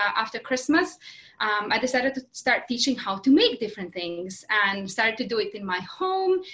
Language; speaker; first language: English; non-native, fluent; Latvian